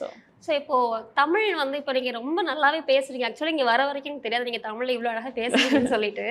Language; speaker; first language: Tamil; native; Tamil